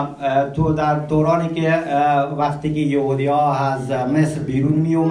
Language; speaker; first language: Persian; early bilingual, heritage; Persian